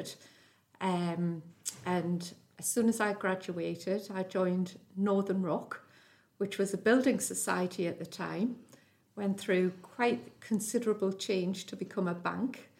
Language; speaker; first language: English; native; English